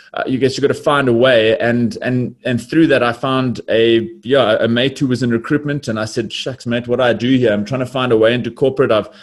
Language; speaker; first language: English; native; English